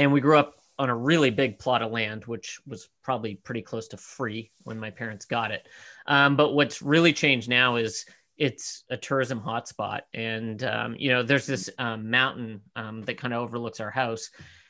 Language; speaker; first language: English; native; English